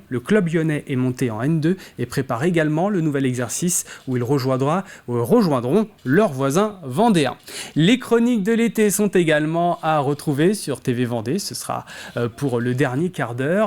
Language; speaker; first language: French; native; French